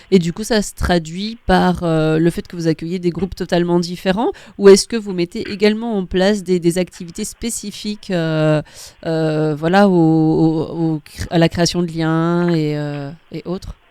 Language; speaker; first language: French; native; French